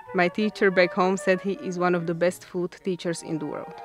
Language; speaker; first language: English; non-native, fluent; Slovak